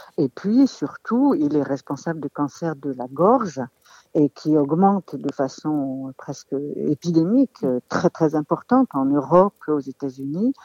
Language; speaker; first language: French; native; French